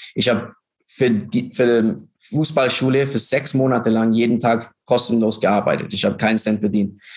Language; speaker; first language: German; non-native, fluent; English